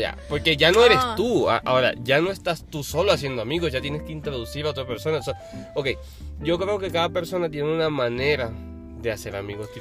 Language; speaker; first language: Spanish; native; Spanish